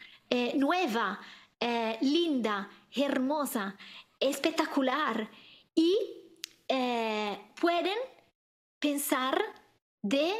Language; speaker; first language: Spanish; non-native, learner; Italian